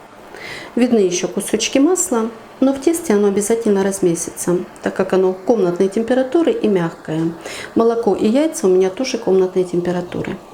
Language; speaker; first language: Russian; native; Russian